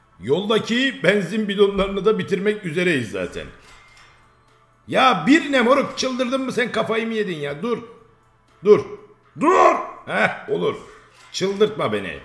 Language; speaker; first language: Turkish; native; Turkish